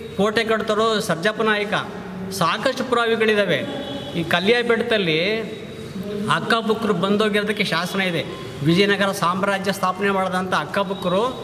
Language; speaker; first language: Kannada; native; Kannada